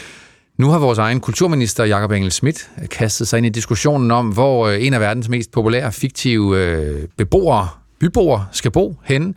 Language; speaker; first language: Danish; native; Danish